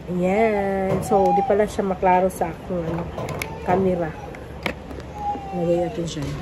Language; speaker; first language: Filipino; non-native, local second language; Hiligaynon